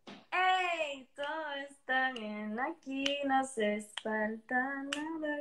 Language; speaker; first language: Spanish; early bilingual, heritage; Spanish